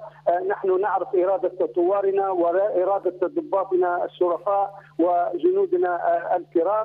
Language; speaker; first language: Arabic; native; Arabic